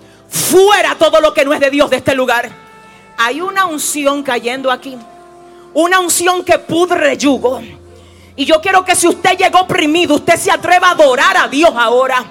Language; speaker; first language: Spanish; native; Spanish